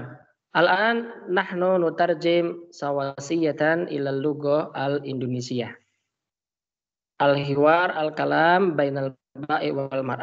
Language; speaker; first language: Arabic; non-native, fluent; Indonesian